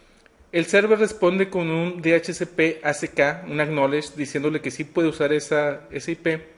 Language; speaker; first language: Spanish; native; Spanish